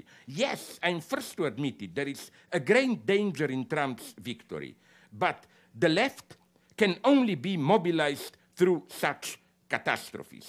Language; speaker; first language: English; non-native, fluent; Slovenian